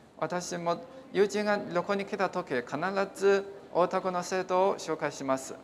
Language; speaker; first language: Japanese; non-native, fluent; Chinese